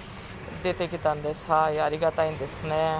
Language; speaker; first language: Japanese; non-native, fluent; Hindi